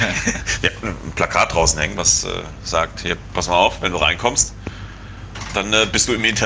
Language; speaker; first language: German; native; German